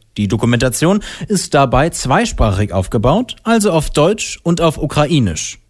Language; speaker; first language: German; native; German